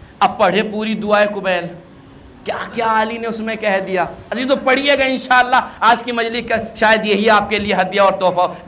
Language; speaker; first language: Urdu; native; Urdu